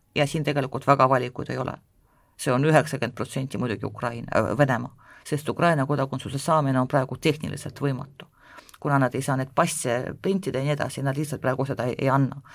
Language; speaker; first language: Estonian; non-native, local second language; Russian